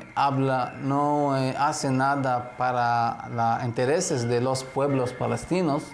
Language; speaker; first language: Spanish; non-native, fluent; Hebrew